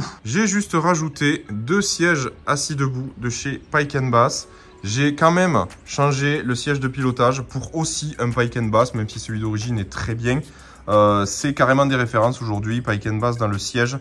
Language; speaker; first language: French; native; French